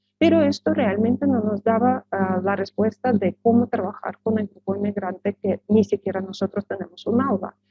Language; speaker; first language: Spanish; non-native, fluent; Russian